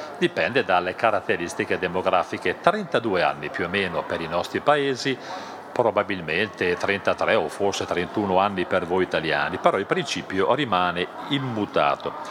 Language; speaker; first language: Italian; non-native, fluent; German